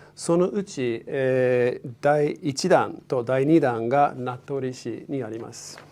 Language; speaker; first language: Japanese; non-native, fluent; English